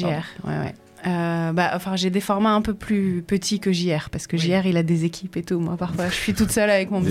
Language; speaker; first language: French; native; French